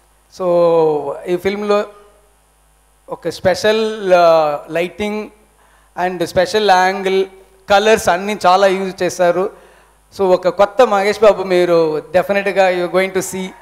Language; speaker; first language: Telugu; non-native, learner; Tamil